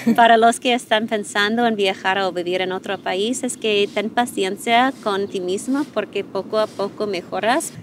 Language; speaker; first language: Spanish; non-native, fluent; English